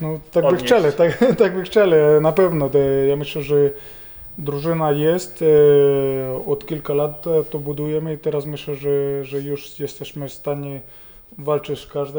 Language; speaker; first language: Polish; non-native, fluent; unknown